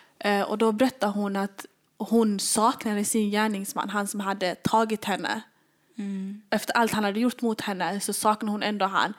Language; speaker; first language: Swedish; early bilingual, other home language; Somali